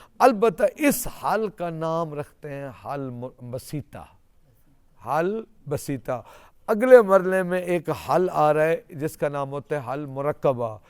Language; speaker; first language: Urdu; non-native, local second language; Saraiki